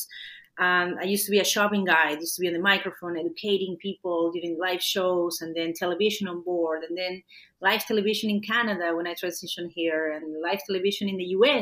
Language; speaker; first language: English; non-native, fluent; Spanish